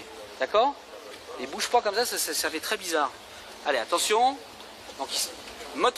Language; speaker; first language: French; native; French